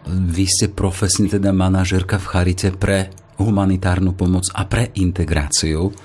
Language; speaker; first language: Slovak; native; Slovak